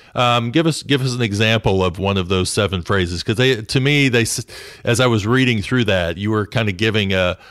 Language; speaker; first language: English; native; English